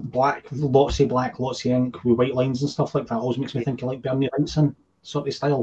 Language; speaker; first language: English; native; English